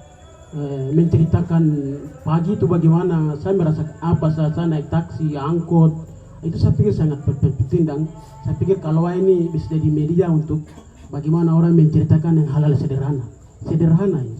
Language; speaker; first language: Indonesian; non-native, local second language; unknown